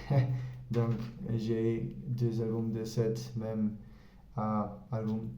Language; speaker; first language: French; non-native, learner; Spanish